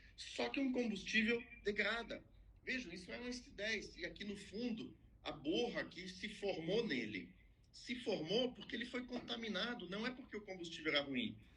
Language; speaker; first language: Portuguese; non-native, fluent; French